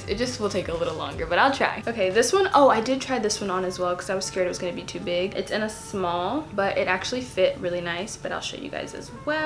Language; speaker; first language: English; native; English